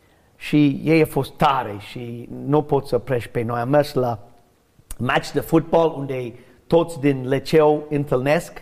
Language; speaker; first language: Romanian; non-native, learner; English